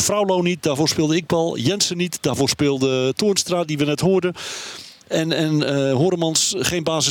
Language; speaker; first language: Dutch; native; Dutch